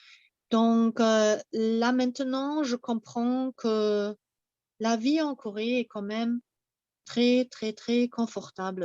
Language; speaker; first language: French; non-native, fluent; German